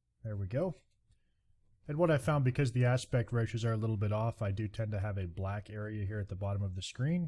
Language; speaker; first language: English; native; English